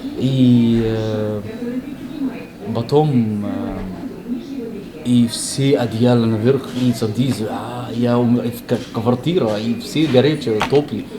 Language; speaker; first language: Russian; non-native, learner; Arabic